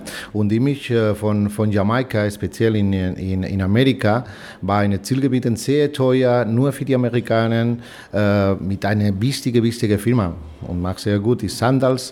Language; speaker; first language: German; non-native, fluent; Spanish